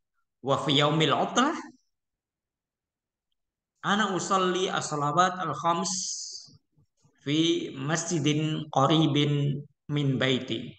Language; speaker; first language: Arabic; non-native, fluent; Indonesian